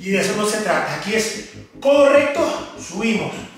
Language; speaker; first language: Spanish; native; Spanish